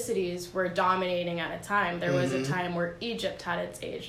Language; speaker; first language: English; native; English